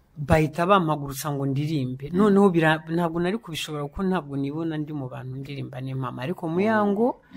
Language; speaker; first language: Kinyarwanda; early bilingual, heritage; Kinyarwanda